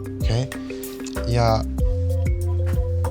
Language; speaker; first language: Finnish; non-native, learner; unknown